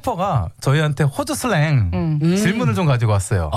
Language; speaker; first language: Korean; native; Korean